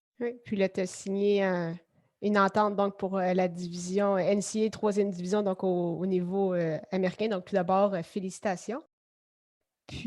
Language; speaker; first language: French; native; French